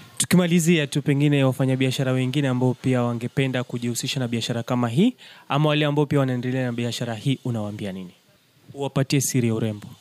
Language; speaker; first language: Swahili; native; Swahili